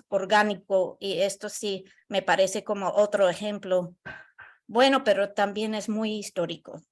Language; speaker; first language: Spanish; non-native, learner; English